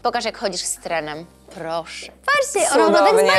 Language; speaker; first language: Polish; native; Polish